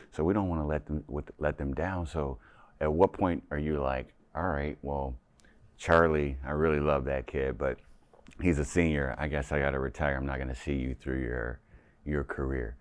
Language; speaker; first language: English; native; English